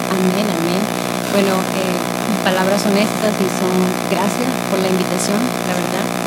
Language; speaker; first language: Spanish; native; Spanish